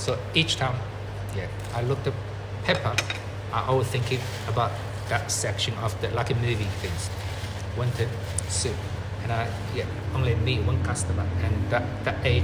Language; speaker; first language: English; non-native, learner; Chinese